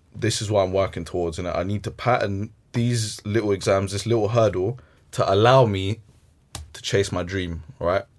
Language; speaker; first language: English; early bilingual, other home language; Arabic